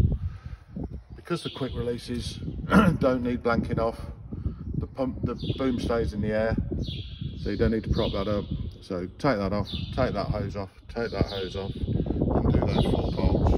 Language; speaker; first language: English; native; English